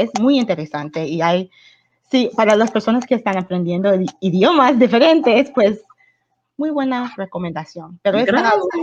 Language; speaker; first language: Spanish; non-native, fluent; English